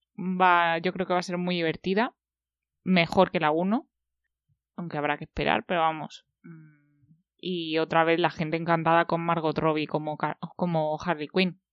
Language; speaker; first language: Spanish; native; Spanish